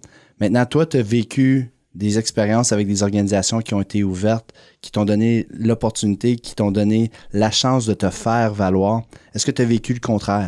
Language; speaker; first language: French; native; French